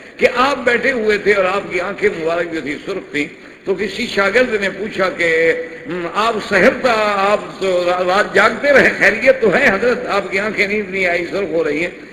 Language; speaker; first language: Urdu; non-native, local second language; Punjabi